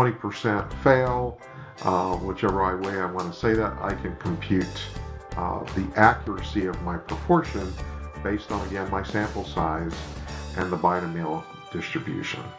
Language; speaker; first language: English; native; English